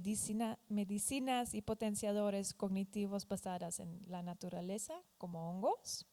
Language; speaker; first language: Spanish; non-native, fluent; Dutch